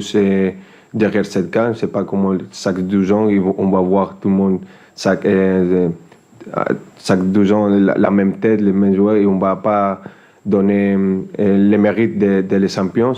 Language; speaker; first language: French; non-native, fluent; Spanish